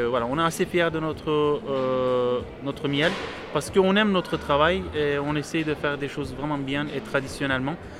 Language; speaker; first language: French; non-native, fluent; Turkish